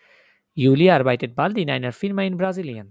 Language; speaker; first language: German; non-native, learner; Bangla